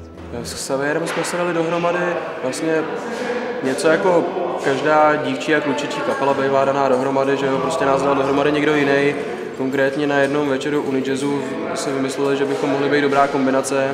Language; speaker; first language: Czech; native; Czech